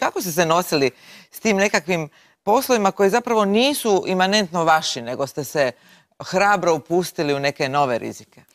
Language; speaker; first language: Croatian; native; Croatian